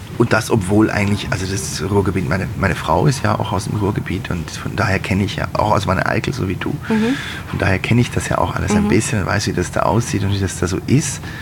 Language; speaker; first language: German; native; German